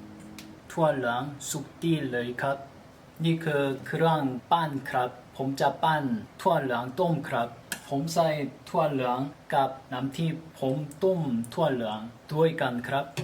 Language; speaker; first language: Thai; non-native, learner; Korean